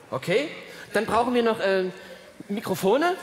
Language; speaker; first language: German; native; German